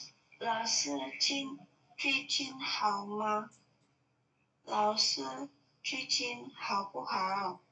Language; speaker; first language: Chinese; non-native, learner; Indonesian